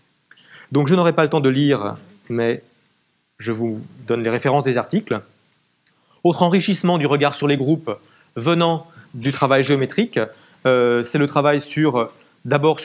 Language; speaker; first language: French; native; French